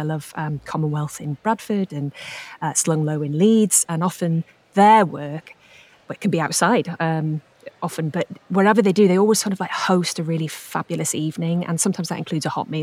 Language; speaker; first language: English; native; English